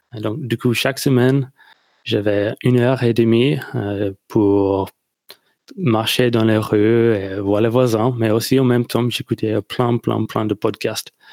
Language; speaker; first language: French; non-native, learner; English